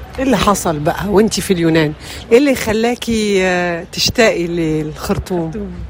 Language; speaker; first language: Arabic; native; Arabic